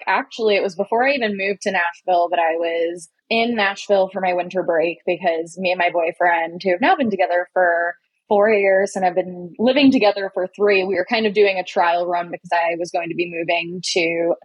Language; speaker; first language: English; native; English